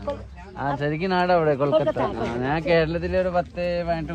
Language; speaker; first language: Malayalam; non-native, local second language; Bangla